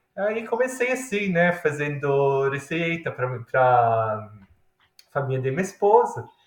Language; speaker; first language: Portuguese; non-native, fluent; Italian